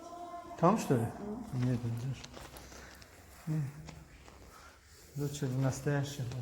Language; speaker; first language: Russian; non-native, local second language; Tajik